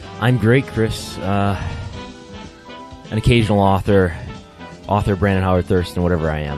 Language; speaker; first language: English; native; English